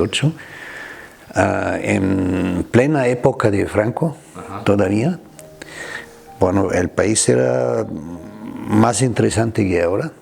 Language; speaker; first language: Spanish; non-native, fluent; German